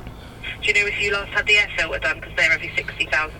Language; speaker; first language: English; native; English